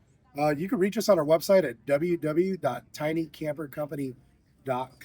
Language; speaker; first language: English; native; English